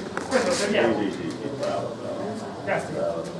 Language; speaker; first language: Italian; non-native, learner; English